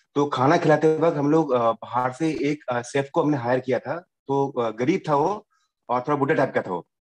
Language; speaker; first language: Hindi; non-native, local second language; Bangla